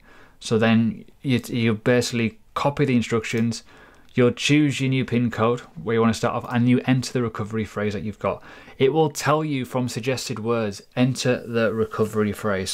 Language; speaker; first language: English; native; English